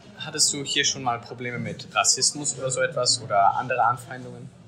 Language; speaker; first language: German; native; German